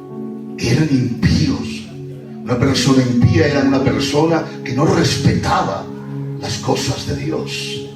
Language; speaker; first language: Spanish; native; Spanish